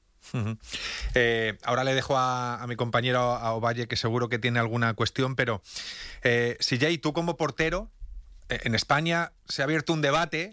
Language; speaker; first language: Spanish; native; Spanish